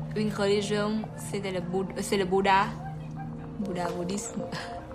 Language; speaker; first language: French; non-native, learner; Vietnamese